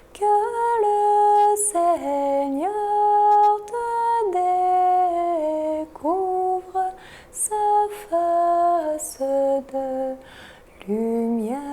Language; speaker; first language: French; native; French